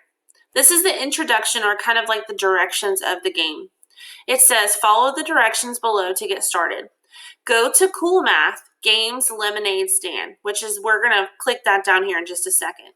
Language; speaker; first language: English; native; English